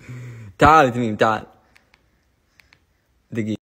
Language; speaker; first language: Arabic; native; Arabic